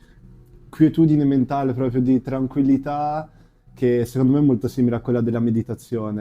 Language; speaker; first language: Italian; native; Italian